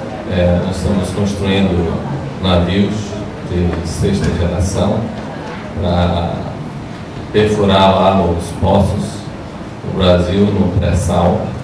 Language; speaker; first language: Portuguese; native; Portuguese